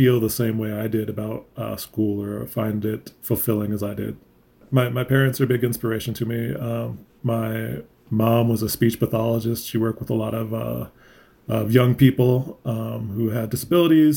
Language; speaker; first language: English; native; English